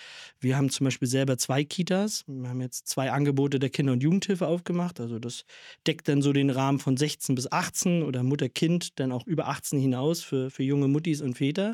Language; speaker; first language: German; native; German